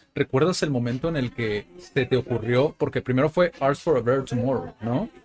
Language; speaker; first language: Spanish; native; Spanish